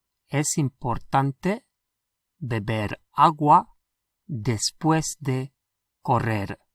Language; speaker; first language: Spanish; non-native, fluent; English